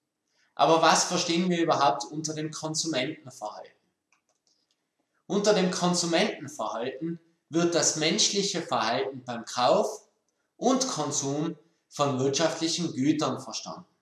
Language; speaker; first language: German; native; German